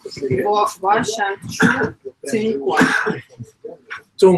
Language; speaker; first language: Chinese; non-native, learner; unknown